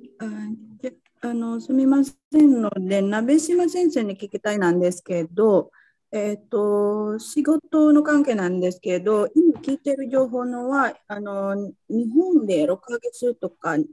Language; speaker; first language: Japanese; non-native, fluent; Indonesian